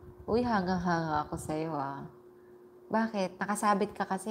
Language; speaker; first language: Filipino; native; Filipino